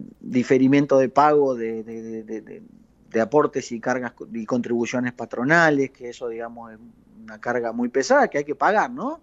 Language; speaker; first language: Spanish; native; Spanish